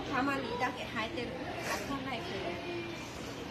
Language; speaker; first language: Japanese; non-native, learner; Vietnamese